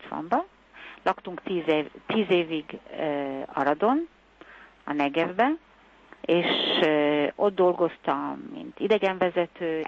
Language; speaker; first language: Hungarian; early bilingual, heritage; Hungarian